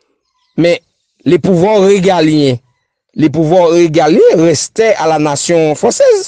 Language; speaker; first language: French; native; French